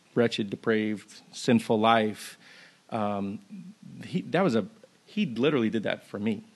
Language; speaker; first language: English; native; English